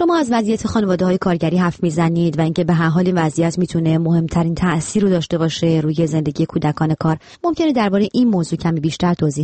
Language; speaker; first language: Persian; native; Persian